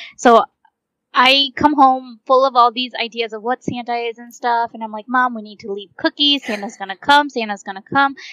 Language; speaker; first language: English; native; English